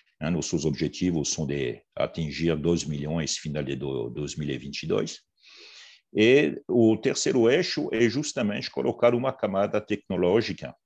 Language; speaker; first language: Portuguese; non-native, fluent; French